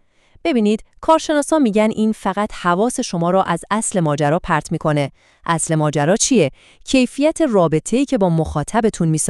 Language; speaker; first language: Persian; native; Persian